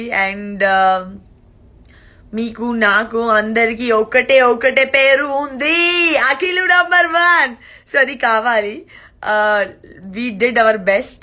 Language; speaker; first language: Telugu; non-native, learner; Gujarati